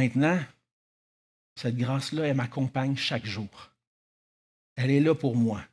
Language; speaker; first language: French; native; French